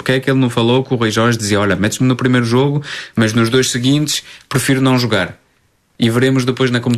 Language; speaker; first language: Portuguese; native; Portuguese